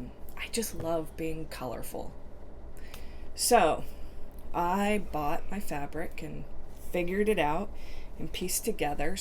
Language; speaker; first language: English; native; English